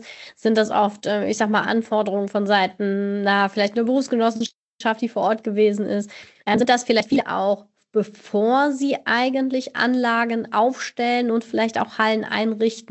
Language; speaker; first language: German; native; German